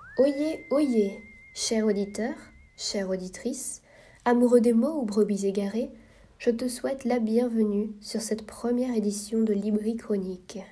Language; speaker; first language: French; native; French